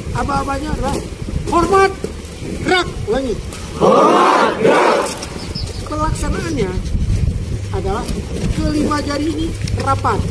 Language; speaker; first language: Indonesian; native; Indonesian